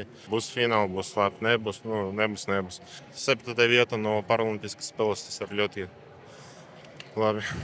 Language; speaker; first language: Latvian; non-native, local second language; Russian